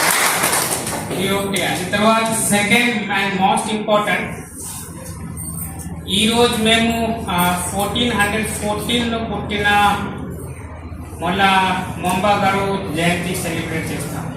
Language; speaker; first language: Telugu; non-native, learner; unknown